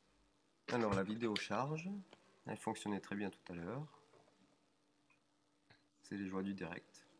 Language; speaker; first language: French; native; French